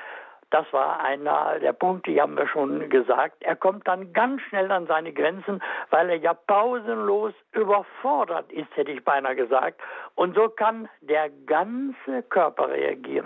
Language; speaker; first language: German; native; German